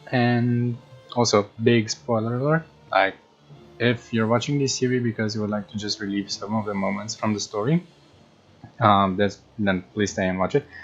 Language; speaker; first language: English; non-native, fluent; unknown